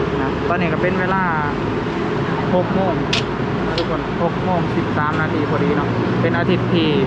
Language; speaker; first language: Thai; non-native, local second language; Northeastern Thai